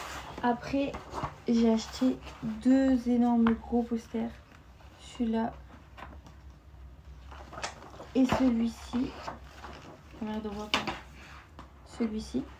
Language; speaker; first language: French; native; French